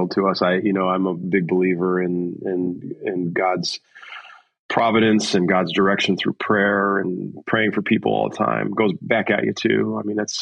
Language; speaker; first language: English; native; English